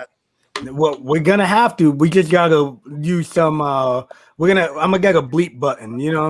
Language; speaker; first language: English; native; English